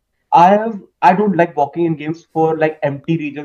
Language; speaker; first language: English; non-native, local second language; Hindi